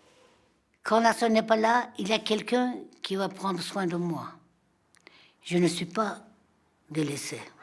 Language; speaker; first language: French; non-native, fluent; Armenian